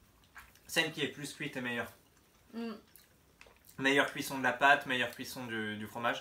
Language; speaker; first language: French; native; French